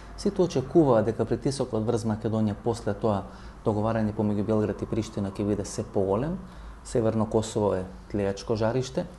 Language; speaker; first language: Macedonian; non-native, local second language; Albanian